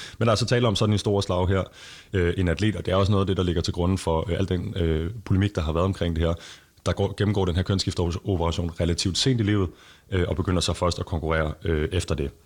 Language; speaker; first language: Danish; native; Danish